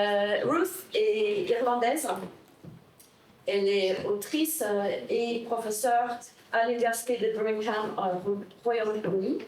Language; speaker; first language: French; non-native, fluent; English